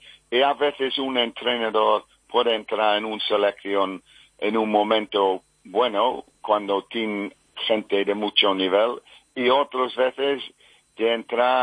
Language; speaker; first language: Spanish; non-native, fluent; English